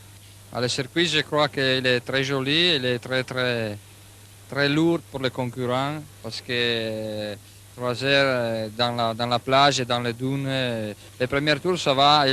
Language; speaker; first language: French; non-native, fluent; Italian